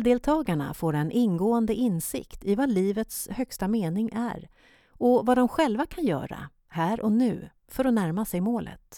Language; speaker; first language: Swedish; native; Swedish